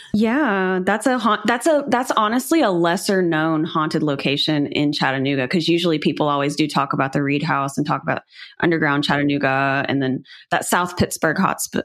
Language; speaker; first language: English; native; English